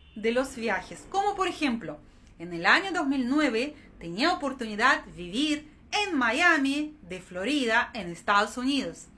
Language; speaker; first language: Spanish; non-native, fluent; Russian